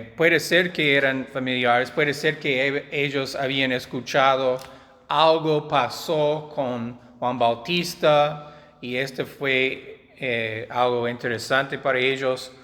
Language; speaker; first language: Spanish; non-native, fluent; English